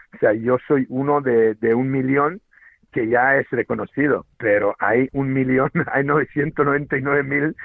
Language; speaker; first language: Spanish; non-native, fluent; Serbian